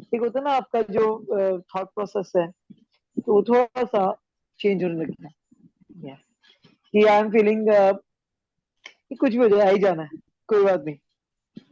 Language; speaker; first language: Hindi; native; Hindi